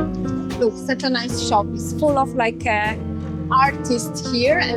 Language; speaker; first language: English; non-native, fluent; Polish